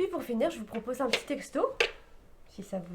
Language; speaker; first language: French; native; French